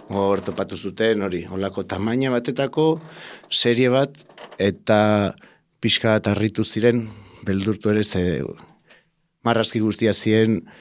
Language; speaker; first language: Basque; non-native, local second language; Spanish